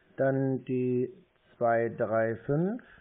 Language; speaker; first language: German; native; German